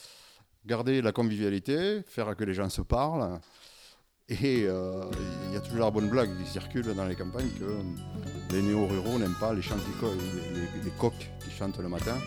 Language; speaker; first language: French; native; French